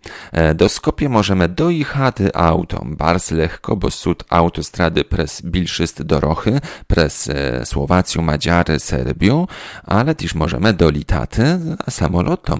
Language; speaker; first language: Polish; non-native, local second language; Rusyn